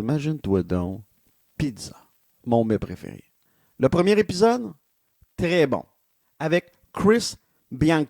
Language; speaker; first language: French; native; French